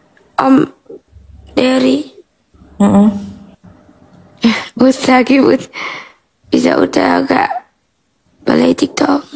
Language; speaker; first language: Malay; non-native, learner; Vietnamese